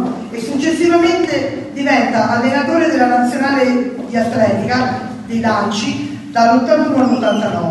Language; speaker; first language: Italian; native; Italian